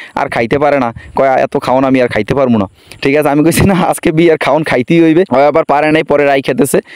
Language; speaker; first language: Bangla; native; Bangla